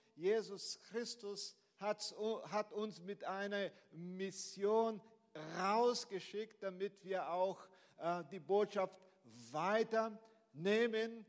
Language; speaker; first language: German; non-native, fluent; Portuguese